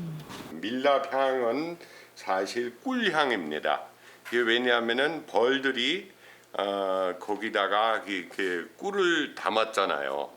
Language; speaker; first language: Korean; non-native, fluent; German